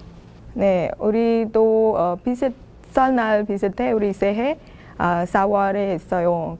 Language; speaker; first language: Korean; non-native, learner; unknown